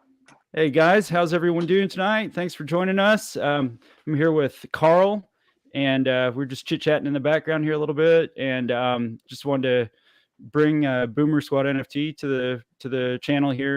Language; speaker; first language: English; native; English